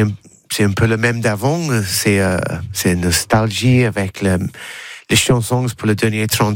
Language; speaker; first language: French; non-native, learner; English